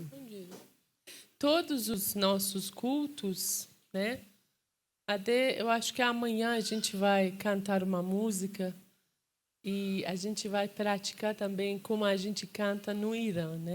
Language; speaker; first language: Portuguese; non-native, fluent; Persian